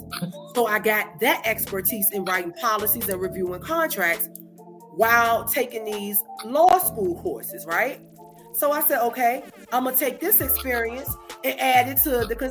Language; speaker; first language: English; native; English